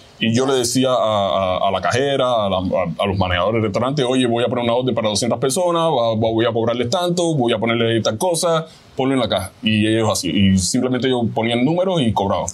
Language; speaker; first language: Spanish; native; Spanish